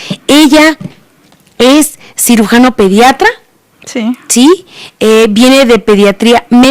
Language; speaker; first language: Spanish; native; Spanish